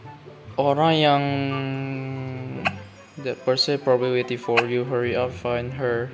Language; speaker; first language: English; non-native, learner; Indonesian